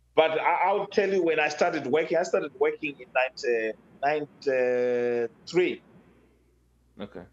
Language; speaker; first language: English; non-native, local second language; Shona